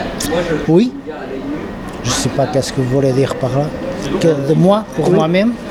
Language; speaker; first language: French; non-native, fluent; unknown